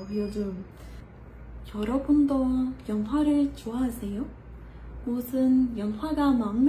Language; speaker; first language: Korean; non-native, learner; Portuguese